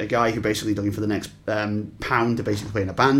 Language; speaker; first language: English; native; English